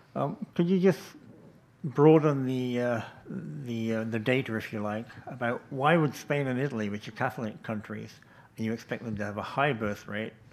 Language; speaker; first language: English; native; English